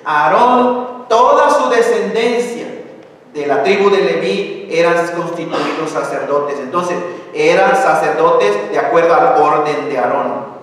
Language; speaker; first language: Spanish; native; Spanish